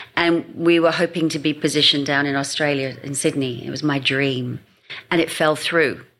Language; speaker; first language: English; native; English